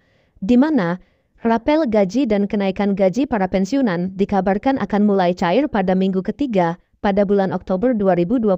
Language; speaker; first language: Indonesian; native; Indonesian